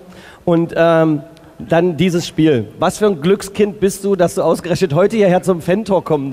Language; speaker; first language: German; native; German